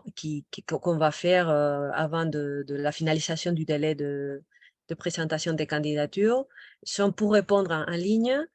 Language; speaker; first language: French; non-native, local second language; Spanish